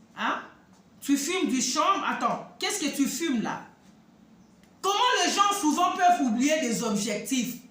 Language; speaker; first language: French; non-native, local second language; Lingala